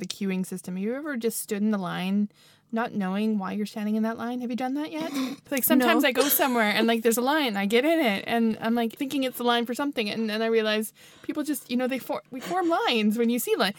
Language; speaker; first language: English; native; English